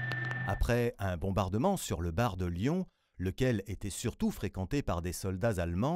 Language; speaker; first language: French; native; French